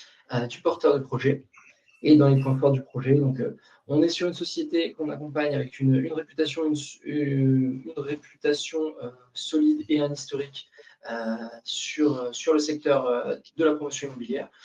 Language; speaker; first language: French; native; French